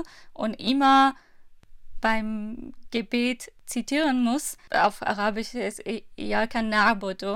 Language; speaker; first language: German; non-native, fluent; Persian